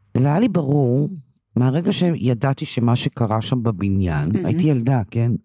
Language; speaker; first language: Hebrew; early bilingual, other home language; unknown